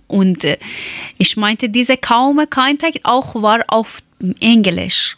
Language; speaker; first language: German; non-native, learner; Persian